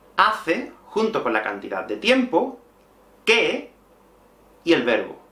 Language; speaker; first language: Spanish; native; Spanish